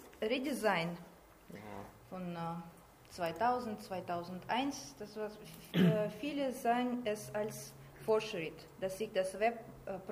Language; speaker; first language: German; non-native, learner; Russian